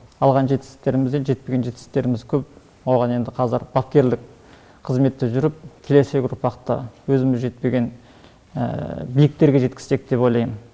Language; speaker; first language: Kazakh; early bilingual, heritage; Kazakh